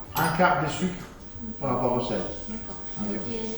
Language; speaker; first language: French; non-native, fluent; Korean